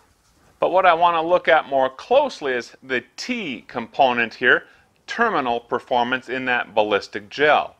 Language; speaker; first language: English; native; English